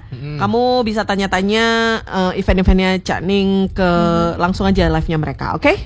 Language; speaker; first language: Indonesian; non-native, local second language; Javanese